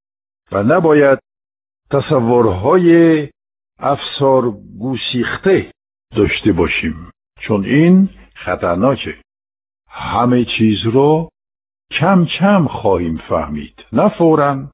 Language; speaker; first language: Persian; non-native, fluent; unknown